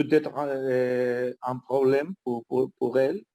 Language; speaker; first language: French; non-native, learner; Spanish